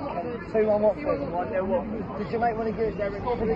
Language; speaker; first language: English; native; English